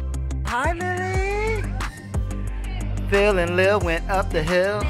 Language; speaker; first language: English; native; English